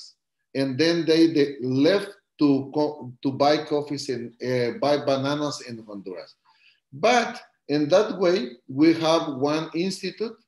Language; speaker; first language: English; non-native, learner; Spanish